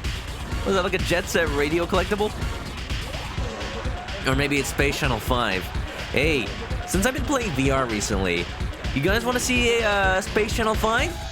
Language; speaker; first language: English; native; English